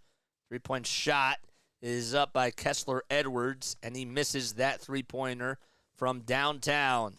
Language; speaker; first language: English; native; English